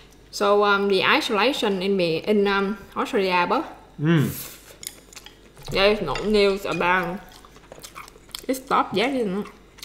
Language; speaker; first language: English; non-native, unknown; Vietnamese